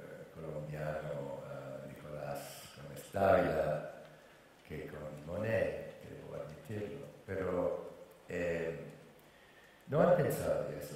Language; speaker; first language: Spanish; non-native, fluent; English